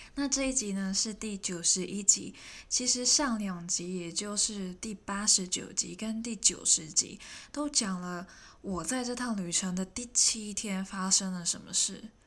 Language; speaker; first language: Chinese; non-native, local second language; Cantonese